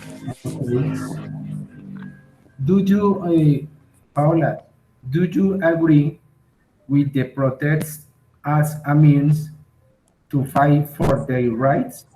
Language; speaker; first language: English; non-native, learner; Spanish